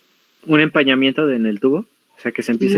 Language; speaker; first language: Spanish; native; Spanish